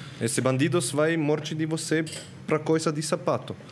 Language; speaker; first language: Portuguese; non-native, learner; Swiss German